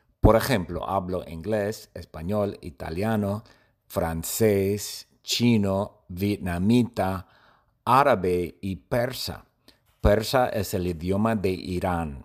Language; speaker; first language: Spanish; non-native, fluent; English